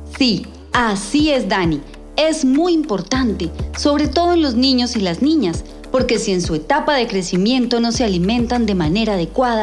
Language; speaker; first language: Spanish; native; Spanish